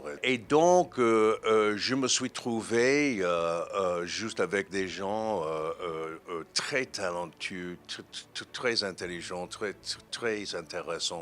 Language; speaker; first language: French; non-native, fluent; English